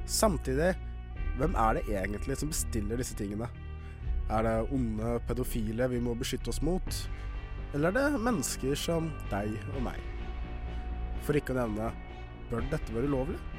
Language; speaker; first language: Norwegian; native; Norwegian